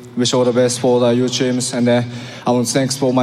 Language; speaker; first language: English; non-native, learner; Japanese